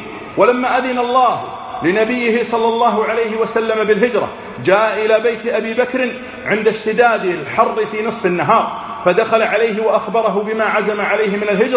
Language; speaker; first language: Arabic; native; Arabic